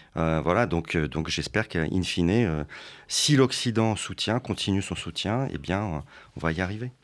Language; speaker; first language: French; early bilingual, other home language; Russian